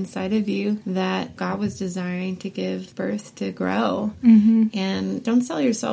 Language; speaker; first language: English; native; English